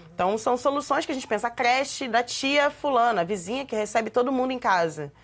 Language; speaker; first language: Portuguese; native; Portuguese